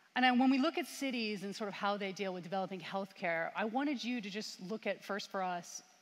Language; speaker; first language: English; native; English